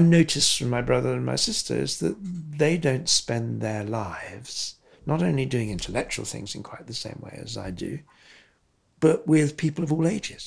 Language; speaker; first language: English; native; English